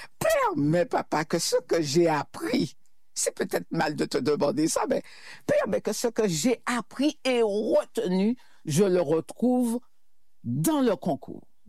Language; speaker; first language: French; native; French